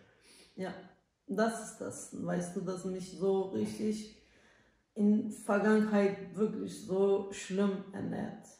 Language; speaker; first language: German; non-native, learner; Turkish